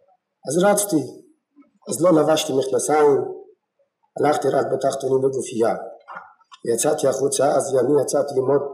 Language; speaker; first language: Hebrew; non-native, fluent; Yiddish